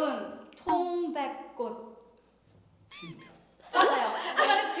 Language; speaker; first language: Korean; non-native, fluent; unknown